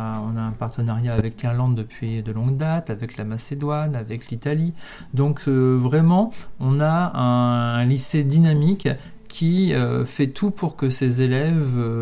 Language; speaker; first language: French; native; French